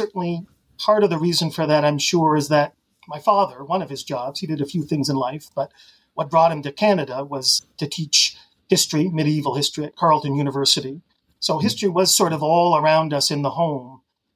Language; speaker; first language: English; native; English